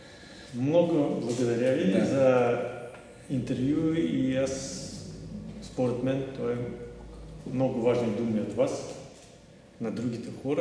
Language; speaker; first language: Bulgarian; non-native, learner; Russian